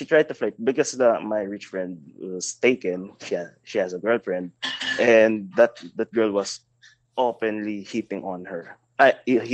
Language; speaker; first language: English; non-native, local second language; Filipino